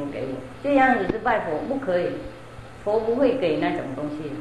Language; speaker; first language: Chinese; non-native, fluent; Vietnamese